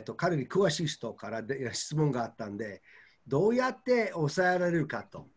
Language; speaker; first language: Japanese; non-native, fluent; English